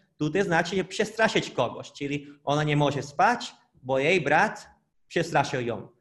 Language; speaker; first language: Polish; non-native, fluent; Portuguese